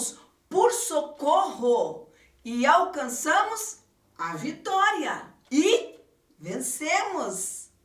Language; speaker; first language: Portuguese; native; Portuguese